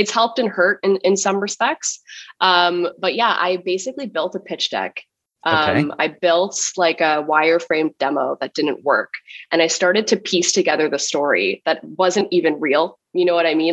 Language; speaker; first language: English; native; English